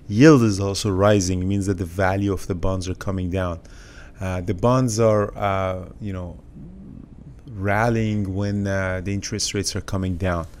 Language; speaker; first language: English; native; English